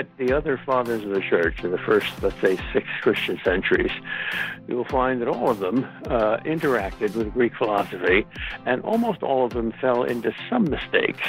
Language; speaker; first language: English; native; English